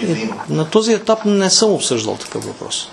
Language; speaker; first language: Bulgarian; native; Bulgarian